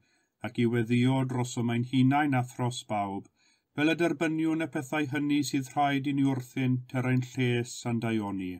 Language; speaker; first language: Welsh; native; Welsh